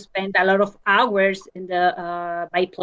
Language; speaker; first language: English; non-native, learner; Spanish